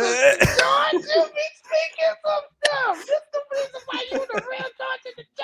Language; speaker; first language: English; early bilingual, other home language; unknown